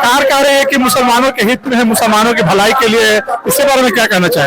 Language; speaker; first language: Hindi; native; Hindi